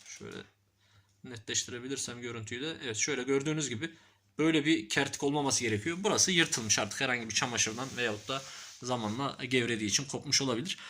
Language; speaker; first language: Turkish; native; Turkish